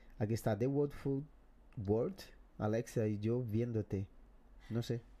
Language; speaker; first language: Spanish; non-native, fluent; Portuguese